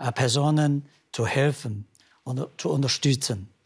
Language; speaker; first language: German; non-native, fluent; Chinese